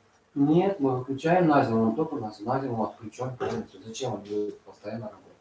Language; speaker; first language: Russian; native; Russian